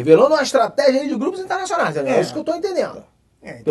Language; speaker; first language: Portuguese; native; Portuguese